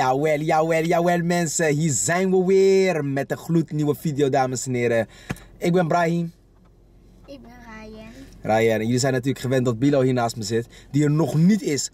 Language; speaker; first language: Dutch; native; Dutch